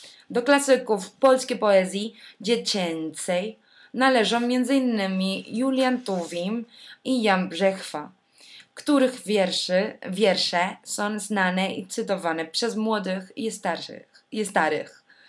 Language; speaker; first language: Polish; non-native, learner; Spanish